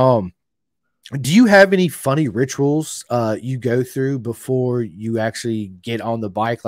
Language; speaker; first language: English; native; English